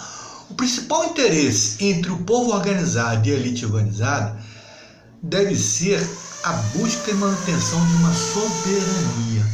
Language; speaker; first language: Portuguese; native; Portuguese